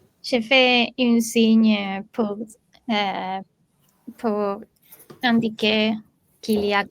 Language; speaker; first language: French; non-native, learner; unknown